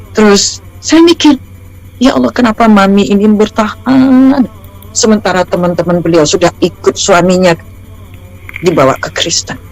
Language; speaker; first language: Indonesian; native; Indonesian